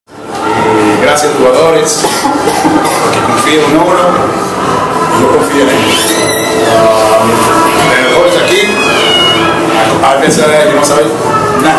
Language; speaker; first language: Spanish; non-native, learner; English